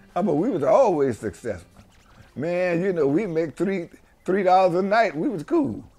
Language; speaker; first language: English; native; English